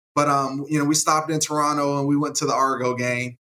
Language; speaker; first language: English; native; English